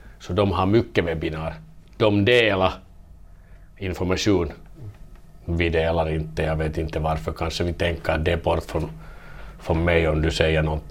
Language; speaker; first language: Swedish; non-native, learner; Finnish